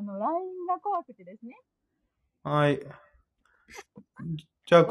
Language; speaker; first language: Japanese; non-native, fluent; Hindi